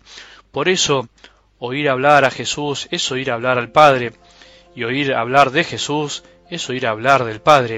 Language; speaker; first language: Spanish; native; Spanish